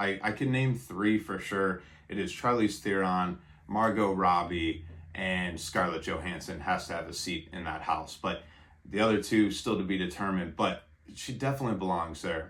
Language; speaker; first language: English; native; English